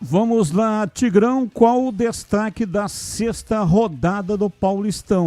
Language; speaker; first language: Portuguese; native; Portuguese